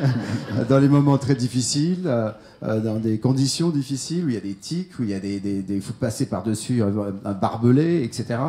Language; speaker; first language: French; native; French